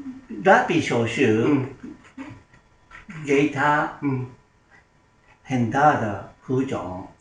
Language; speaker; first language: Chinese; non-native, learner; Japanese